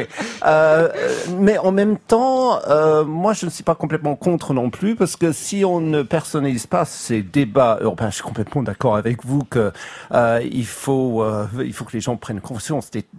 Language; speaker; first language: French; non-native, fluent; English